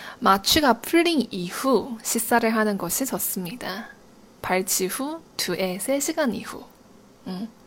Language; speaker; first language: Korean; non-native, fluent; Chinese